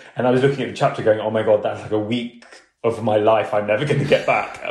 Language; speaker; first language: English; early bilingual, other home language; Urdu